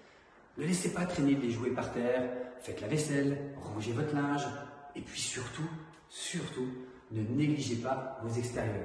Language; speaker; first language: French; native; French